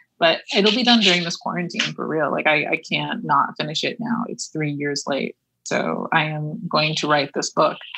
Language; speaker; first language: English; early bilingual, other home language; Persian